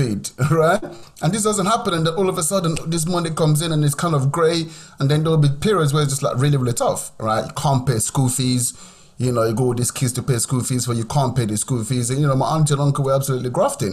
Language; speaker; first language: English; non-native, local second language; Yoruba